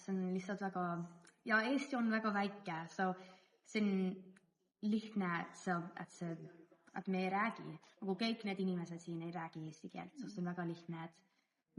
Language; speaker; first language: Estonian; early bilingual, heritage; English